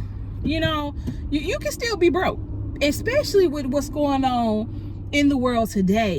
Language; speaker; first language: English; native; English